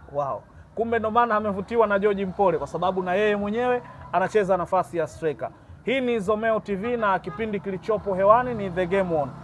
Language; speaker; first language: Swahili; native; Swahili